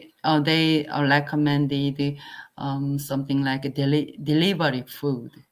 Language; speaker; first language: English; non-native, learner; Korean